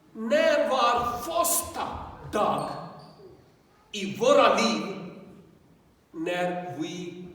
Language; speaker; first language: Swedish; non-native, learner; Urdu